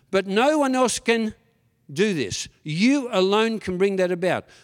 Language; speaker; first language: English; early bilingual, other home language; Dutch